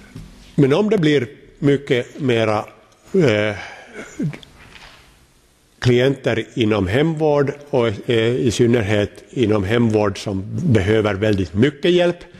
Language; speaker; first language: Swedish; non-native, local second language; Finnish